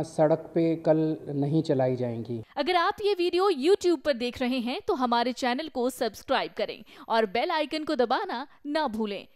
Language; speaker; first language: Hindi; native; Hindi